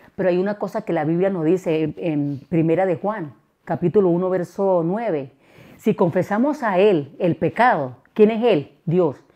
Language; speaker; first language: Spanish; native; Spanish